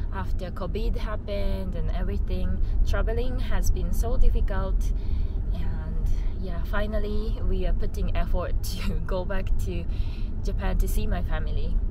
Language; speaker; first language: English; non-native, fluent; Japanese